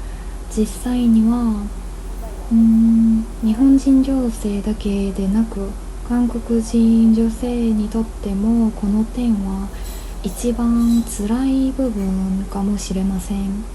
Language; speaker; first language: Japanese; non-native, fluent; Korean